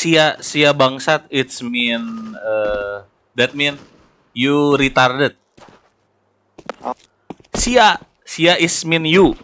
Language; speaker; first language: English; non-native, learner; Sundanese